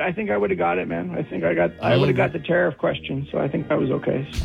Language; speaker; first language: English; native; English